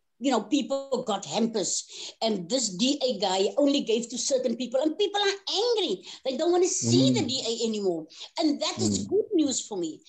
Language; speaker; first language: English; non-native, local second language; Afrikaans